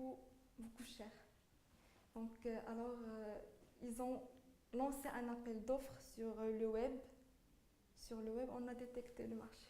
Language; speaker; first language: French; non-native, local second language; Arabic